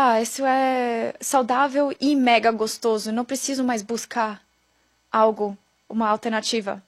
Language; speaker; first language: Portuguese; non-native, fluent; German